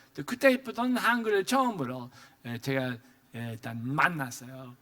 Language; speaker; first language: Korean; non-native, fluent; English